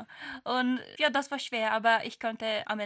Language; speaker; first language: German; non-native, learner; Turkish